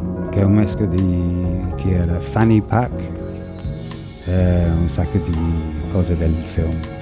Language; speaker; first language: Italian; non-native, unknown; English